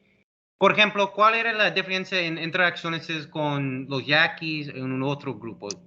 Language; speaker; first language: Spanish; early bilingual, heritage; English